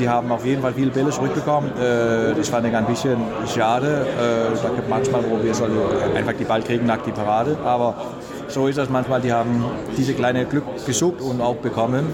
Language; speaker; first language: German; non-native, fluent; Danish